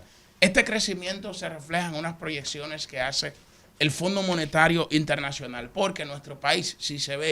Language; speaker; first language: Spanish; native; Spanish